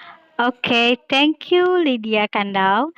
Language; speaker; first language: English; non-native, fluent; Indonesian